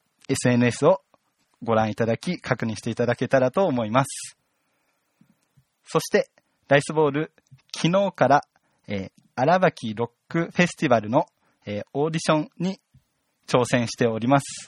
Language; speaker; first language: Japanese; native; Japanese